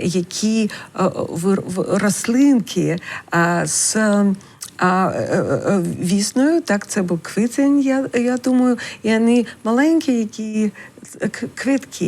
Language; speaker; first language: Ukrainian; non-native, learner; English